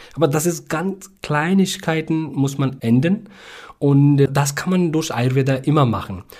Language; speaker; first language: German; non-native, learner; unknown